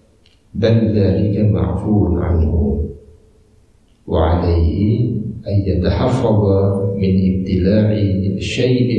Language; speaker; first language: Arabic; non-native, fluent; Indonesian